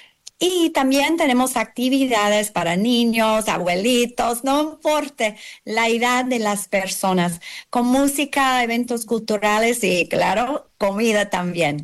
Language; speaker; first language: Spanish; non-native, learner; English